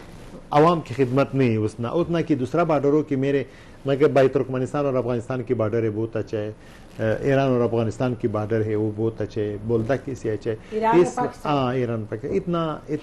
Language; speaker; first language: Hindi; non-native, learner; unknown